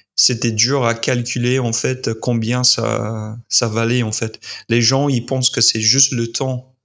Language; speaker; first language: French; non-native, fluent; English